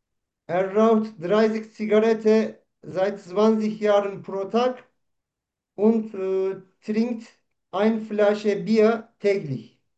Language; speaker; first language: German; non-native, fluent; Turkish